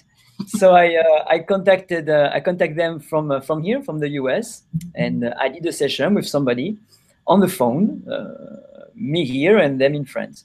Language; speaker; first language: English; non-native, fluent; French